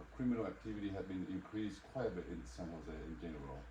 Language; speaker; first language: English; non-native, fluent; Vietnamese